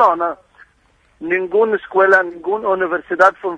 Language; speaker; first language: Spanish; non-native, fluent; Arabic